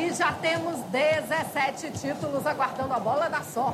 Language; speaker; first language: Portuguese; native; Portuguese